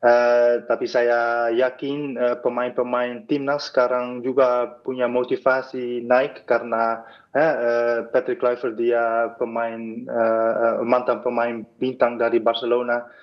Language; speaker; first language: Indonesian; non-native, fluent; Dutch